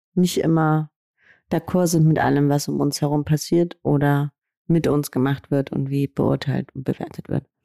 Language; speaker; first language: German; native; German